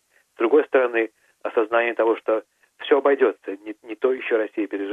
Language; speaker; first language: Russian; native; Russian